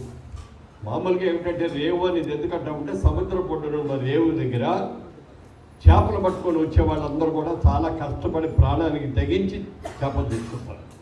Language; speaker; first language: Telugu; native; Telugu